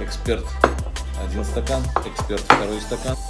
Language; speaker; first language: Russian; native; Russian